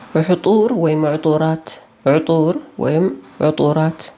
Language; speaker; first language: Arabic; non-native, fluent; Amharic